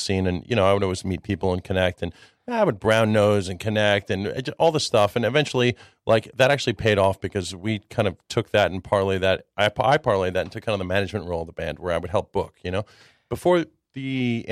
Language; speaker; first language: English; early bilingual, other home language; Czech